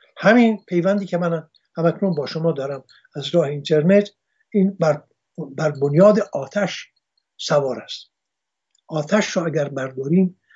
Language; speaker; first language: Persian; non-native, local second language; Armenian